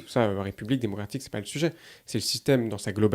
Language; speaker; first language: French; native; French